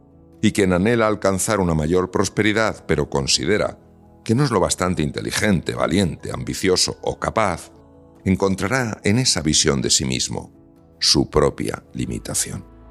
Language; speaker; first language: Spanish; native; Spanish